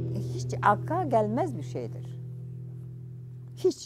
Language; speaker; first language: Turkish; non-native, local second language; Greek